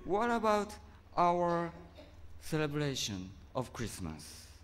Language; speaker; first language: English; non-native, fluent; Japanese